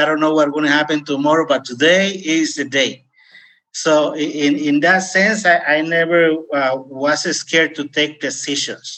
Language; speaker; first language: English; non-native, fluent; Spanish